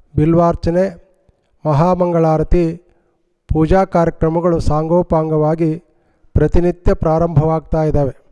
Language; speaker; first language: Kannada; native; Kannada